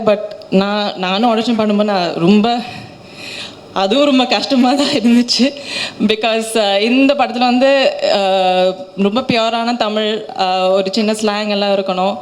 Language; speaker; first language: Tamil; non-native, learner; Malayalam